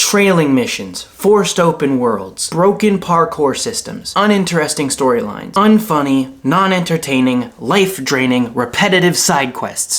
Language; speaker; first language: English; native; English